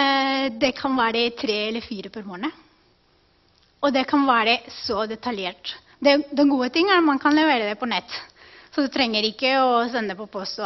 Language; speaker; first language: Norwegian; non-native, fluent; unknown